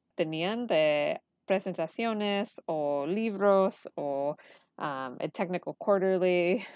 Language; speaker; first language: Spanish; early bilingual, heritage; Spanish